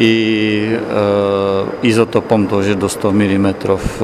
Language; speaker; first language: Russian; non-native, learner; Slovak